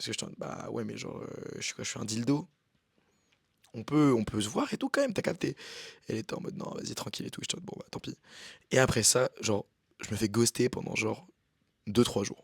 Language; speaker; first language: French; native; French